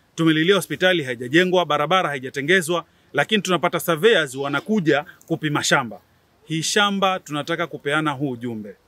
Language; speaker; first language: Swahili; native; Swahili